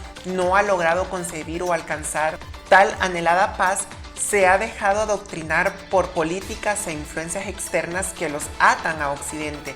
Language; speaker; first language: Spanish; native; Spanish